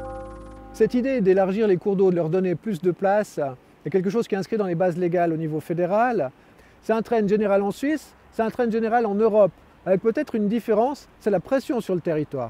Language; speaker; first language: French; native; French